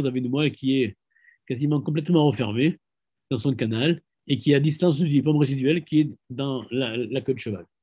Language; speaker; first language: French; native; French